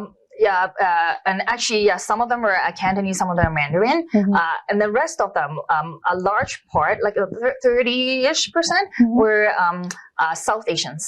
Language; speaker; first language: English; non-native, local second language; Cantonese